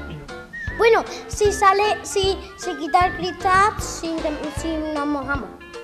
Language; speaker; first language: Spanish; native; Spanish